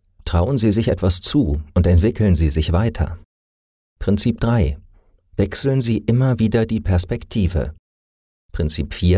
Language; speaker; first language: German; native; German